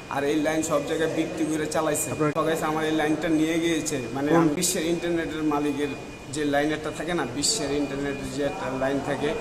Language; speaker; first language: Bangla; native; Bangla